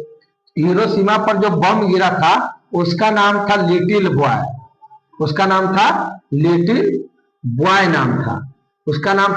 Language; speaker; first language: Hindi; non-native, local second language; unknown